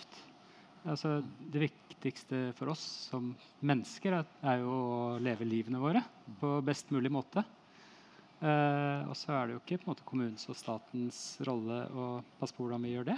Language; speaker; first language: Norwegian; native; Norwegian